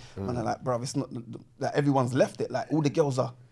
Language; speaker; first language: English; native; English